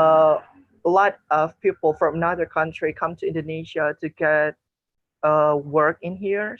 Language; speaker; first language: English; non-native, learner; Indonesian